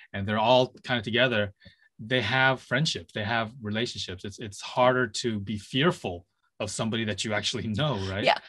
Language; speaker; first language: English; native; English